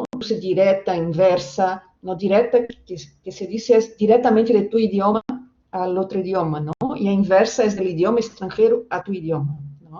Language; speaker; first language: Spanish; non-native, fluent; Portuguese